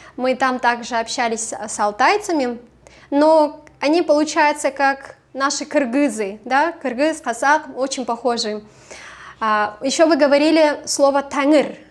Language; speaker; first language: Russian; non-native, local second language; Kazakh